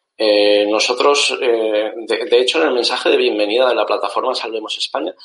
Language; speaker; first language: Spanish; native; Spanish